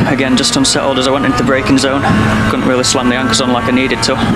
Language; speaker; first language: English; native; English